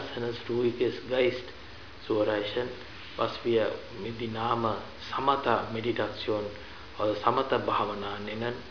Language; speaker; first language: German; non-native, fluent; Sinhala